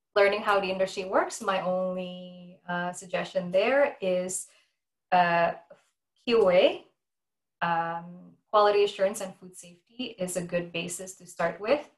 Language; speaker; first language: English; non-native, fluent; Indonesian